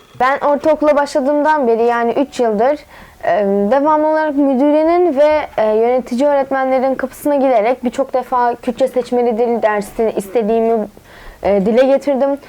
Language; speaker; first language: Turkish; non-native, local second language; Kurdish